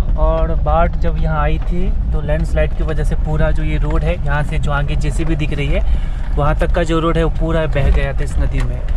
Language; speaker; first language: Hindi; native; Hindi